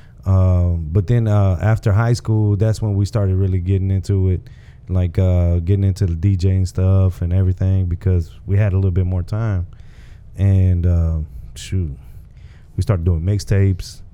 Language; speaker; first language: English; early bilingual, other home language; Spanish